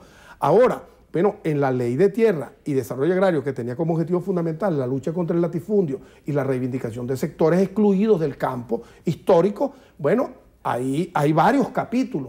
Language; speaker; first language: Spanish; native; Spanish